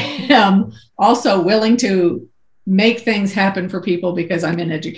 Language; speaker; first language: English; native; English